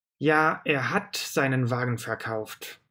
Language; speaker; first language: German; non-native, fluent; Russian